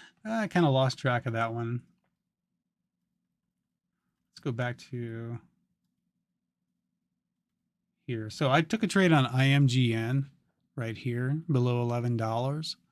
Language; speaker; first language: English; native; English